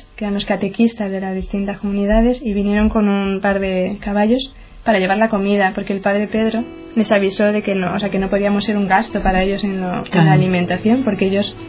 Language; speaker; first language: Spanish; native; Spanish